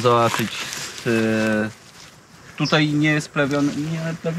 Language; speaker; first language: Polish; native; Polish